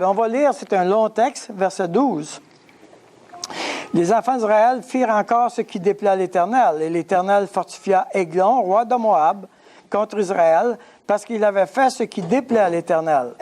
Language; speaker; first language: French; native; French